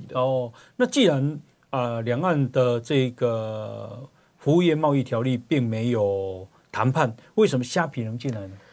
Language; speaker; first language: Chinese; native; Chinese